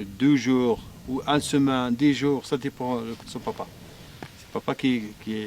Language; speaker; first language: French; non-native, learner; Arabic